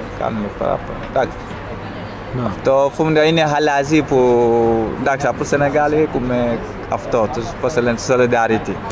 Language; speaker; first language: Greek; non-native, learner; Wolof